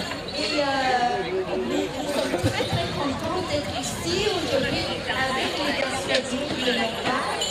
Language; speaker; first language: French; non-native, fluent; English